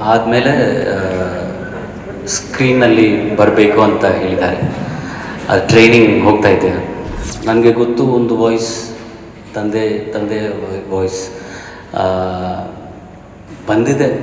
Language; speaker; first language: Kannada; non-native, learner; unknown